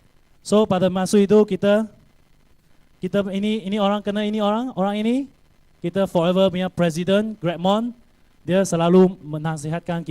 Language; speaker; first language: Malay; non-native, local second language; Chinese